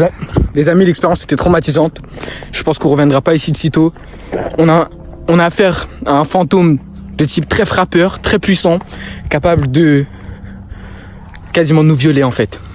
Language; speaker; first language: French; native; French